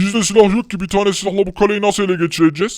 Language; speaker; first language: Turkish; native; Turkish